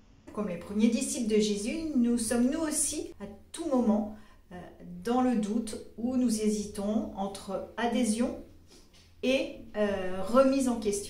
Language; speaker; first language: French; native; French